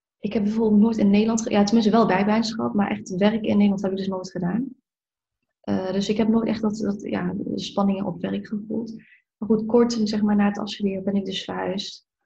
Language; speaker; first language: Dutch; early bilingual, other home language; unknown